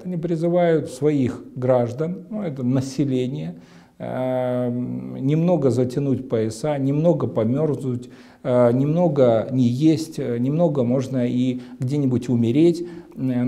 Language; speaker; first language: Russian; native; Russian